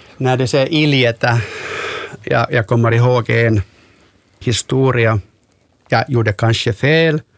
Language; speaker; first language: Swedish; non-native, local second language; Finnish